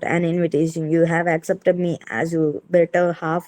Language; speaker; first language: English; non-native, local second language; Telugu